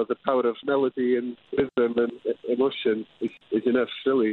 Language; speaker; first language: English; non-native, local second language; Welsh